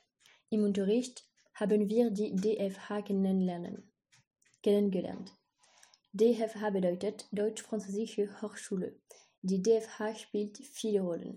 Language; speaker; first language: German; non-native, learner; French